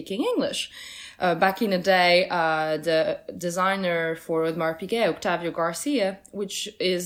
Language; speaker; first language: English; non-native, fluent; Portuguese